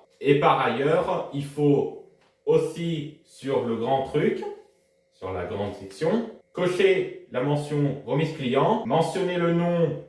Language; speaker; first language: French; native; French